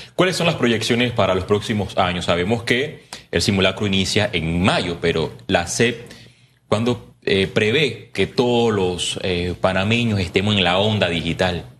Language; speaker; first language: Spanish; native; Spanish